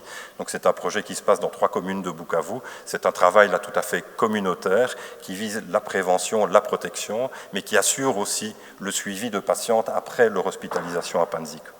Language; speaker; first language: French; native; French